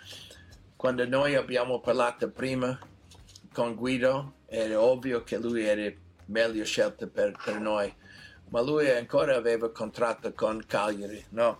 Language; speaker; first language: Italian; non-native, learner; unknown